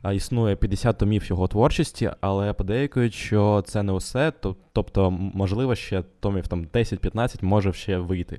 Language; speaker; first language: Ukrainian; non-native, local second language; Russian